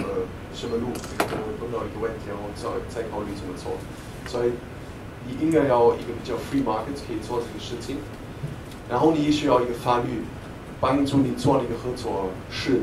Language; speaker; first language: Chinese; non-native, fluent; German